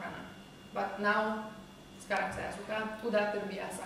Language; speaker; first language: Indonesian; non-native, fluent; Romanian